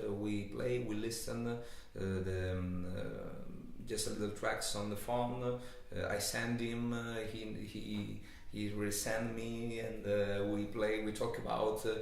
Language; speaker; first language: English; non-native, learner; Italian